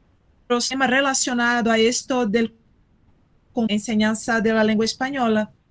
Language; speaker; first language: Spanish; non-native, fluent; Portuguese